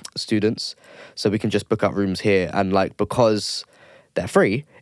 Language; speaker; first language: English; native; English